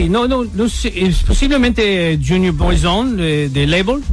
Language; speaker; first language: Spanish; non-native, learner; English